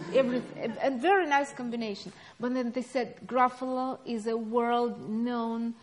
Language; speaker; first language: English; non-native, fluent; Russian